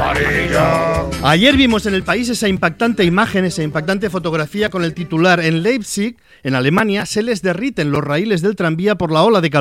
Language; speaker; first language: Spanish; native; Spanish